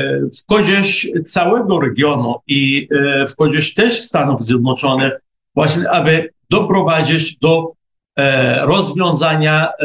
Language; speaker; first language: Polish; non-native, fluent; Arabic